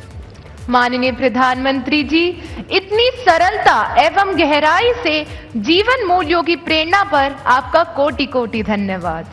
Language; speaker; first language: Hindi; native; Hindi